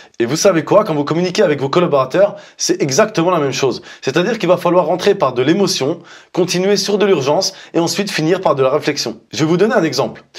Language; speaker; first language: French; native; French